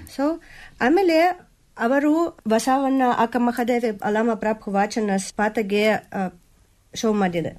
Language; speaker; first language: Kannada; non-native, learner; Russian